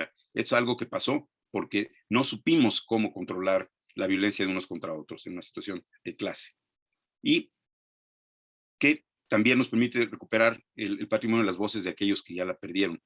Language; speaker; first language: Spanish; native; Spanish